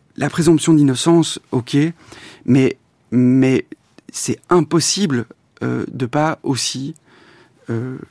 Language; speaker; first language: French; native; French